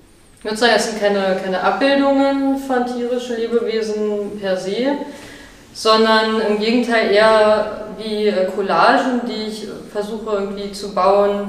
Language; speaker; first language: German; native; German